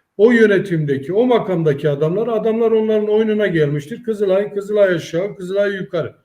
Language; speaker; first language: Turkish; native; Turkish